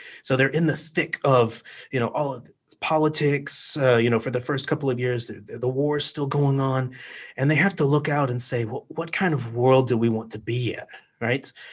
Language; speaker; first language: English; native; English